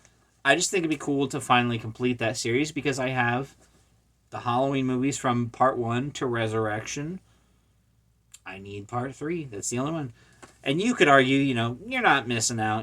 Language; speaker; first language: English; native; English